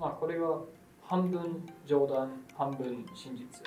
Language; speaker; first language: Japanese; non-native, fluent; English